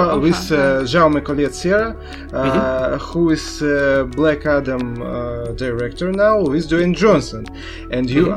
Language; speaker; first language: English; non-native, learner; Russian